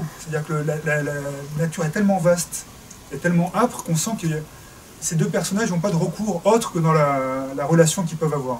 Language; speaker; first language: French; native; French